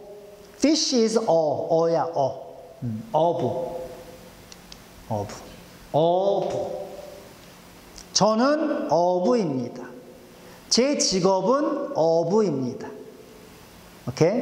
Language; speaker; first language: Korean; non-native, fluent; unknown